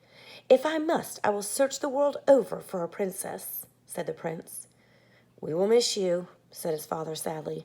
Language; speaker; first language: English; native; English